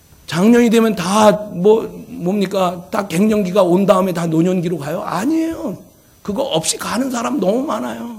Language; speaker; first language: Korean; native; Korean